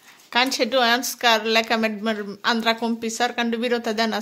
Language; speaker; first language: Swedish; non-native, learner; Bangla